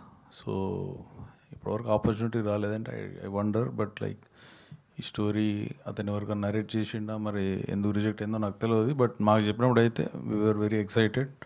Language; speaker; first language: Telugu; native; Telugu